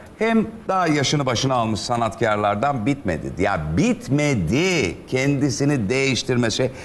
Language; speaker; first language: Turkish; native; Turkish